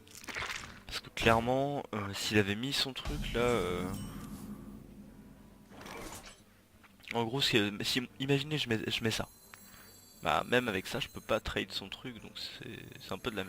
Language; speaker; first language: French; native; French